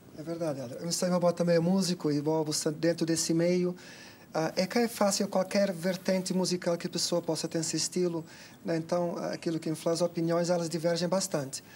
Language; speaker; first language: Portuguese; non-native, local second language; Kabuverdianu